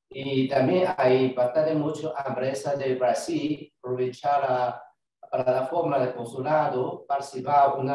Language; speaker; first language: Spanish; non-native, learner; Chinese